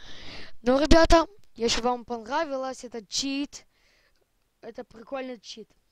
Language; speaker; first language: Russian; early bilingual, heritage; Russian